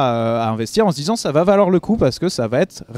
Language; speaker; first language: French; native; French